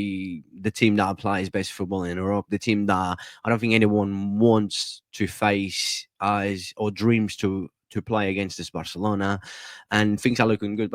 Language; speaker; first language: English; non-native, fluent; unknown